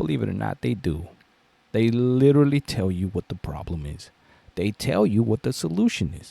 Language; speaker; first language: English; native; English